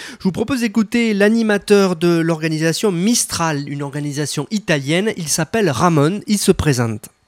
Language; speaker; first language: French; native; French